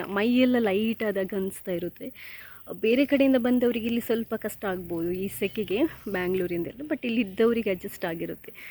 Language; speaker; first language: Kannada; native; Kannada